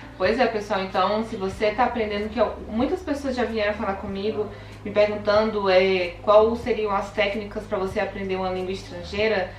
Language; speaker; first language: Portuguese; native; Portuguese